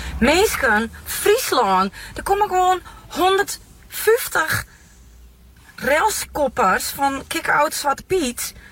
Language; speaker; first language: Dutch; non-native, local second language; Western Frisian